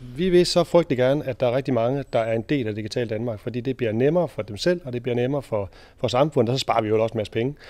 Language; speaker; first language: Danish; native; Danish